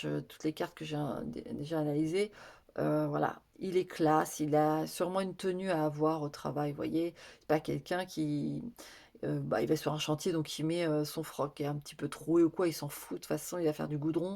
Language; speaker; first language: French; native; French